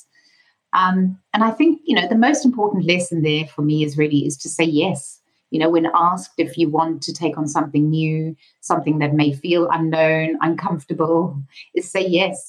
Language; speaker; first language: English; native; English